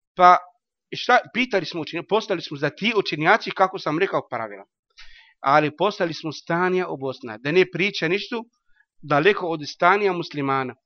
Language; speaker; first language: Bosnian; non-native, learner; Arabic